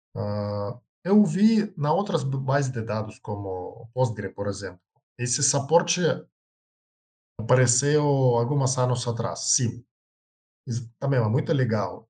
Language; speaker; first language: Portuguese; non-native, learner; Russian